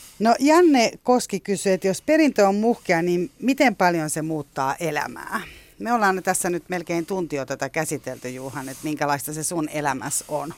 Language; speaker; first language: Finnish; native; Finnish